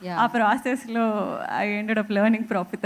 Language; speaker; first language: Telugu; non-native, fluent; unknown